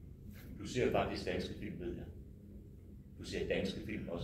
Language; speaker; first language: Danish; native; Danish